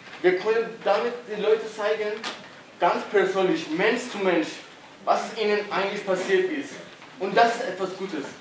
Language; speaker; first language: German; non-native, learner; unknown